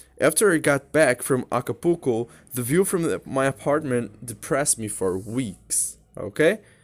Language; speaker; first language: English; non-native, fluent; Portuguese